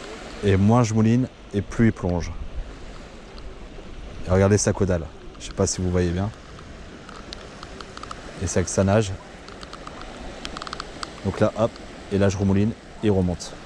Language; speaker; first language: French; native; French